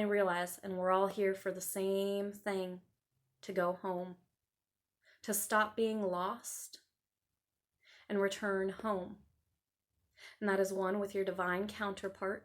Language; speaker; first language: English; native; English